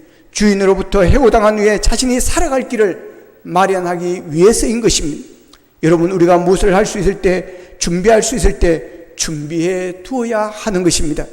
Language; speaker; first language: Korean; native; Korean